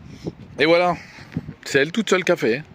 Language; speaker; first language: French; native; French